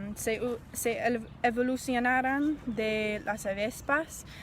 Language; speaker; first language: Spanish; non-native, learner; English